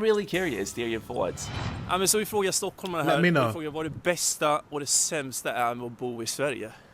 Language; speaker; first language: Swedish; native; Swedish